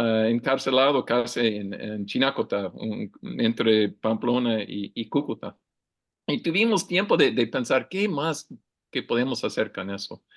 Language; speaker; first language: Spanish; non-native, learner; English